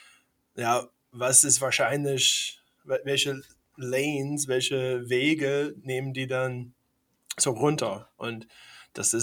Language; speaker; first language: German; non-native, fluent; English